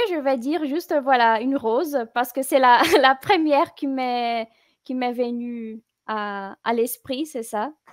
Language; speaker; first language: French; non-native, fluent; Portuguese